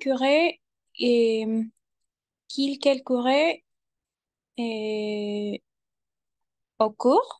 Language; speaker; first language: French; non-native, learner; Spanish